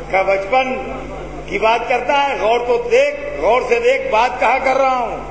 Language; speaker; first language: Urdu; native; Urdu